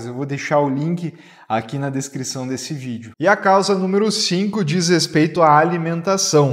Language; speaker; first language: Portuguese; native; Portuguese